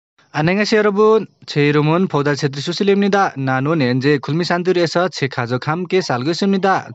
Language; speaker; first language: Korean; non-native, learner; Nepali